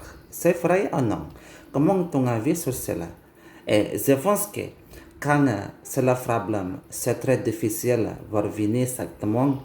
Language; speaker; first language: French; non-native, learner; Indonesian